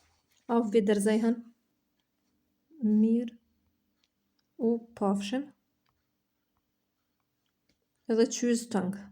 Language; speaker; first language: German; non-native, fluent; Albanian